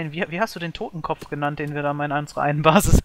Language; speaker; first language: German; native; German